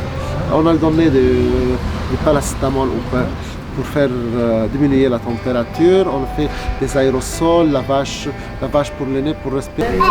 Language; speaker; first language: French; non-native, local second language; Arabic